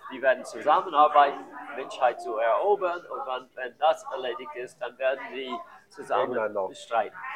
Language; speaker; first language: German; non-native, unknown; English